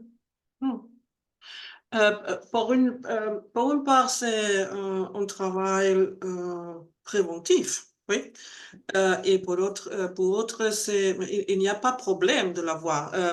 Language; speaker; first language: French; non-native, learner; Spanish